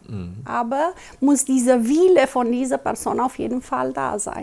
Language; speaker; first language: German; non-native, local second language; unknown